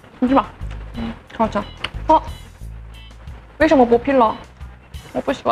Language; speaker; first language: Chinese; non-native, learner; Korean